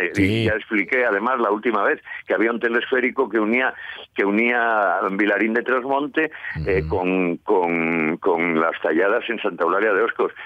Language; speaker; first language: Spanish; native; Spanish